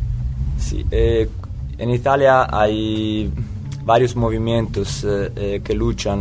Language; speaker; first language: Spanish; non-native, fluent; Italian